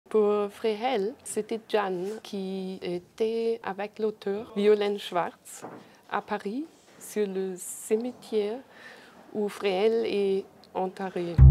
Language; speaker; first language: French; non-native, fluent; German